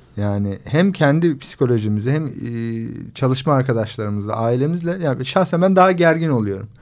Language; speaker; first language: Turkish; native; Turkish